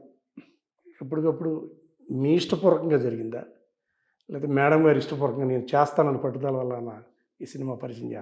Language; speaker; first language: Telugu; native; Telugu